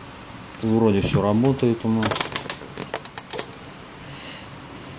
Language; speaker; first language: Russian; native; Russian